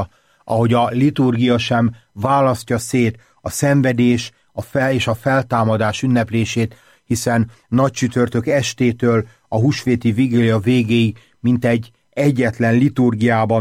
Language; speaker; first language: Hungarian; native; Hungarian